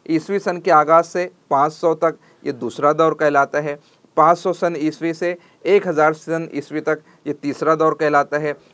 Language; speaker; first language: Urdu; native; Urdu